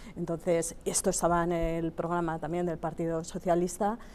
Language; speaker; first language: Spanish; native; Spanish